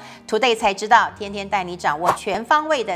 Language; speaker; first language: Chinese; native; Chinese